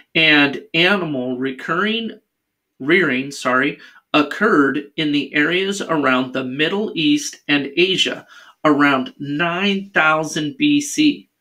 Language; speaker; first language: English; native; English